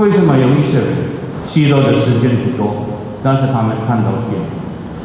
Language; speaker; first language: Chinese; non-native, fluent; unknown